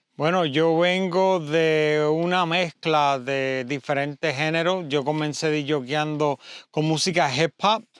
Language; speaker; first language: Spanish; early bilingual, heritage; Spanish